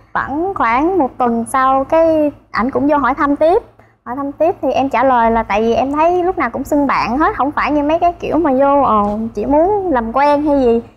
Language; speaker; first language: Vietnamese; early bilingual, other home language; English